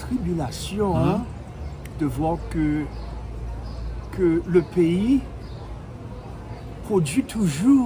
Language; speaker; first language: French; non-native, local second language; Haitian Creole